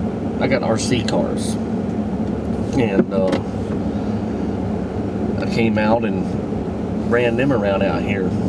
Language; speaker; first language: English; native; English